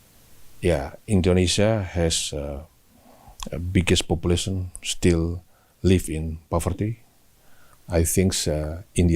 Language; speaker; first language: English; non-native, learner; Indonesian